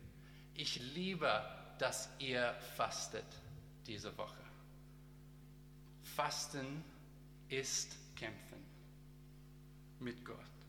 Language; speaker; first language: German; non-native, learner; English